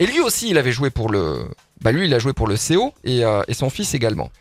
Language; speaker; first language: French; native; French